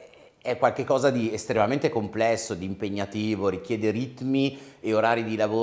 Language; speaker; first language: Italian; native; Italian